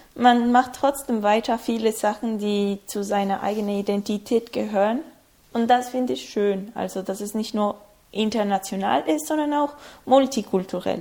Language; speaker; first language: German; non-native, fluent; Spanish